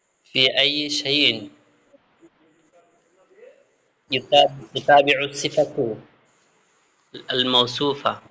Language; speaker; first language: Arabic; non-native, fluent; Bangla